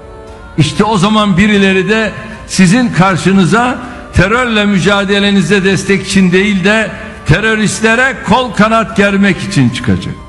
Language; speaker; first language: Turkish; native; Turkish